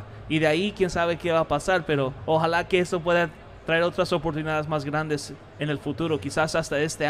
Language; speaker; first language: Spanish; early bilingual, heritage; Spanish